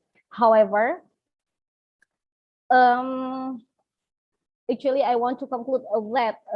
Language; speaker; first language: English; non-native, learner; Indonesian